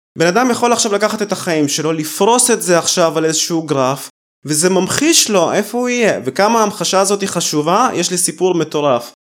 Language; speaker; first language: Hebrew; early bilingual, other home language; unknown